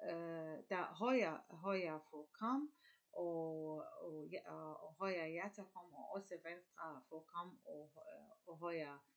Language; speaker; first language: Danish; non-native, learner; Arabic